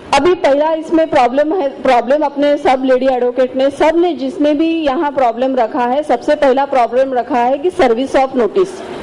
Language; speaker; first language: Hindi; non-native, local second language; Marathi